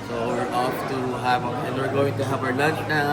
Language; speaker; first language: English; non-native, fluent; Filipino